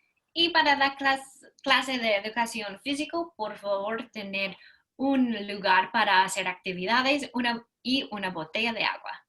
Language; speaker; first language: Spanish; non-native, fluent; English